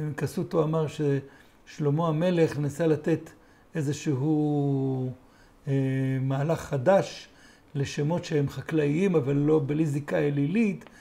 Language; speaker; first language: Hebrew; native; Hebrew